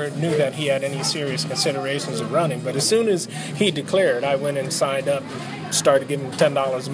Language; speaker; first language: English; native; English